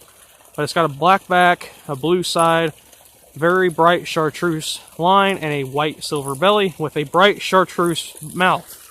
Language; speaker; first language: English; native; English